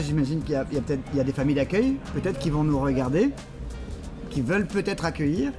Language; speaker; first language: French; native; French